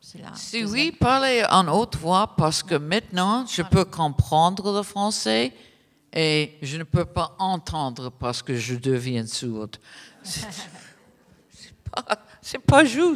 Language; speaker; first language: French; non-native, fluent; English